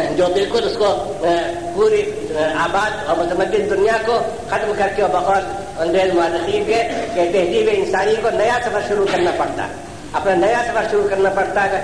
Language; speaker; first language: Urdu; native; Urdu